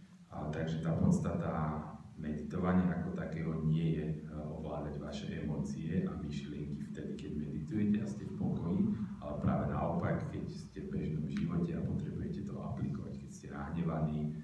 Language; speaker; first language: Slovak; native; Slovak